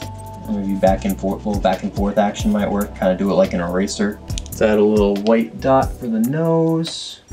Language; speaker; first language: English; native; English